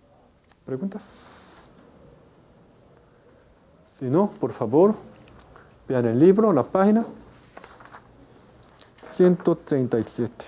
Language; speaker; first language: Spanish; non-native, fluent; Korean